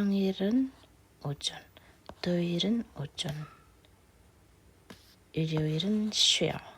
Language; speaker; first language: Korean; non-native, fluent; Indonesian